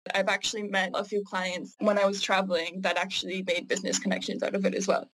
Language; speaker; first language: English; native; English